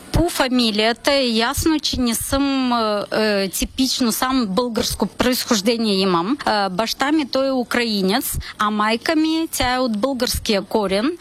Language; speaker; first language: Bulgarian; early bilingual, heritage; Bulgarian